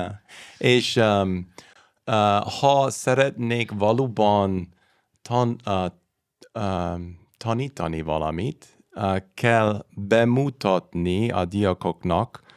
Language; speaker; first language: Hungarian; non-native, learner; English